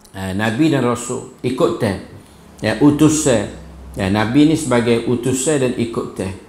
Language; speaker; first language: Malay; native; Malay